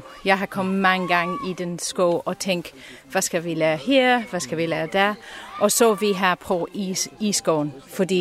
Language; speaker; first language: Danish; non-native, learner; English